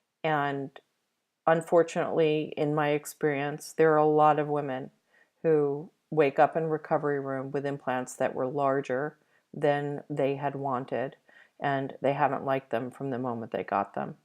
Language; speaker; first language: English; native; English